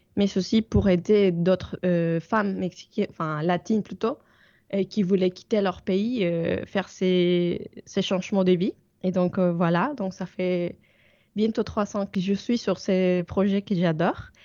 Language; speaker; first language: French; non-native, fluent; Spanish